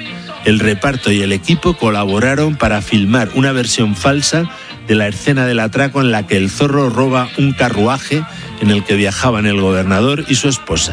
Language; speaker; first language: Spanish; native; Spanish